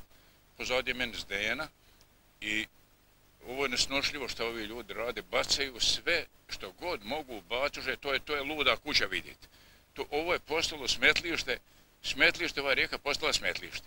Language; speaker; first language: Bosnian; native; Bosnian